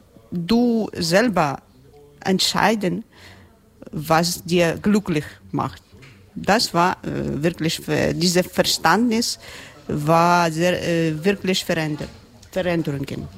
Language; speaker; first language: German; non-native, learner; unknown